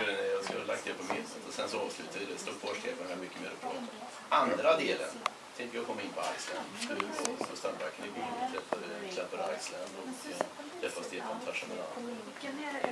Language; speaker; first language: Swedish; native; Swedish